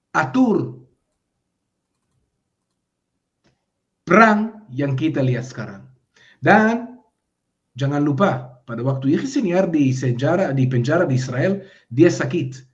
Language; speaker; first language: Indonesian; non-native, fluent; Hebrew